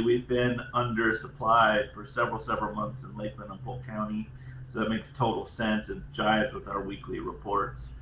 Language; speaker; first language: English; native; English